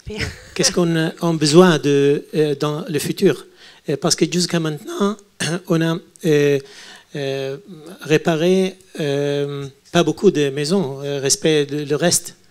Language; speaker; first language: French; non-native, learner; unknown